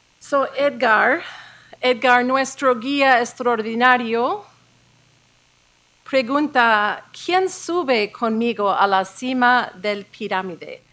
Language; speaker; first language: Spanish; non-native, fluent; English